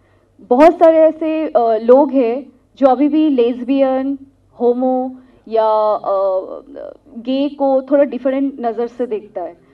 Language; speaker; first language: Hindi; non-native, local second language; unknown